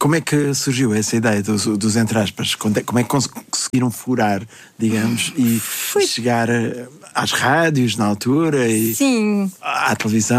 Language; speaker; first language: Portuguese; native; Portuguese